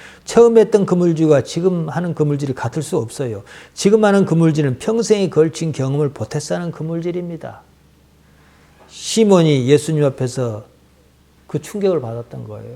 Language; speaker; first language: Korean; native; Korean